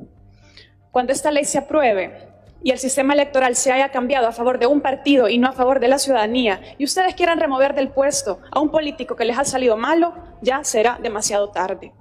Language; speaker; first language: Spanish; native; Spanish